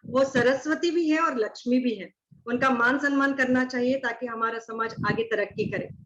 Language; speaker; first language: Hindi; non-native, local second language; Marathi